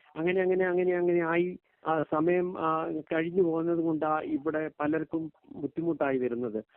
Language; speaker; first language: Malayalam; early bilingual, heritage; Malayalam